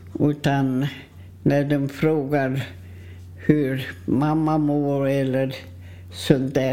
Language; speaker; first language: Swedish; non-native, fluent; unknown